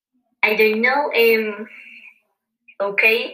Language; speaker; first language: English; non-native, learner; Spanish